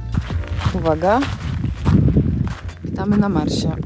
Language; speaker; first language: Polish; native; Polish